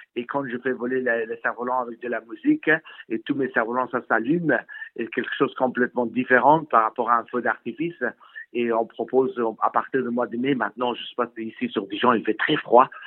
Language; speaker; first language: French; non-native, fluent; Persian